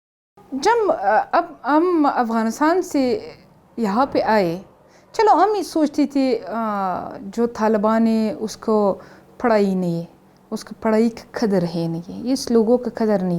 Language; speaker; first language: Hindi; non-native, learner; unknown